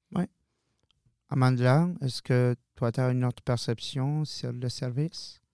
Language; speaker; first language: French; non-native, local second language; Arabic